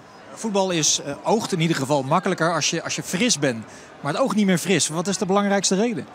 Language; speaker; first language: Dutch; native; Dutch